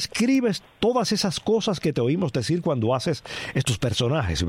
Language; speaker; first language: Spanish; native; Spanish